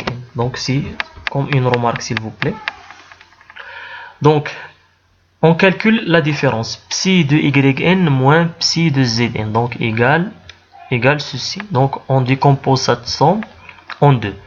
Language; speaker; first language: French; non-native, local second language; Arabic